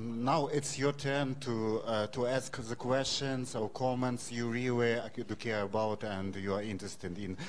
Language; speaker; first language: English; non-native, fluent; Ukrainian